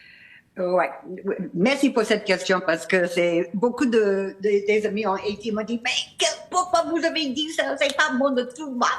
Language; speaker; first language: French; non-native, fluent; English